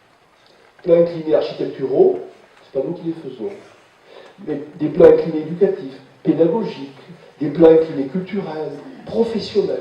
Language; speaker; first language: French; native; French